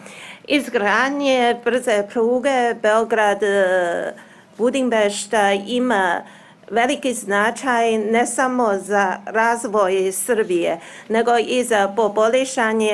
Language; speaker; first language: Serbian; non-native, learner; Chinese